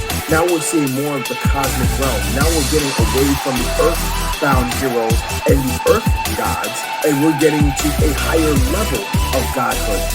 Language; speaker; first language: English; native; English